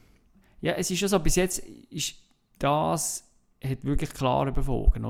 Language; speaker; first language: German; native; German